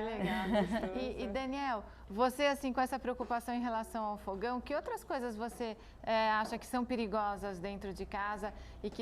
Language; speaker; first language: Portuguese; native; Portuguese